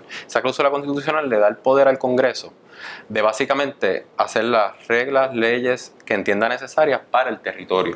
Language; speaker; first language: Spanish; native; Spanish